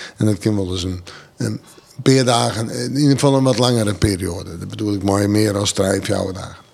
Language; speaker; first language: Dutch; non-native, local second language; Western Frisian